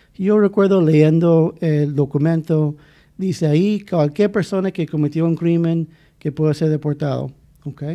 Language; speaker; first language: Spanish; non-native, fluent; English